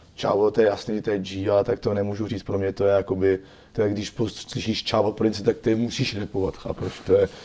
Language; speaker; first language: Czech; non-native, fluent; French